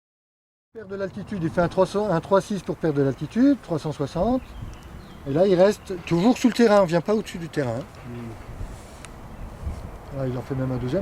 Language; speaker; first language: French; native; French